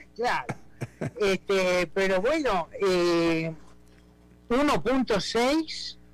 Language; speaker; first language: Spanish; native; Spanish